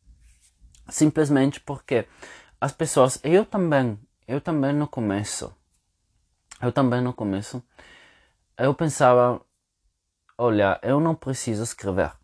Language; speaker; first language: Portuguese; non-native, fluent; Spanish